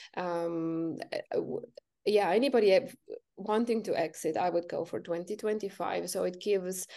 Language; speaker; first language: English; non-native, fluent; Estonian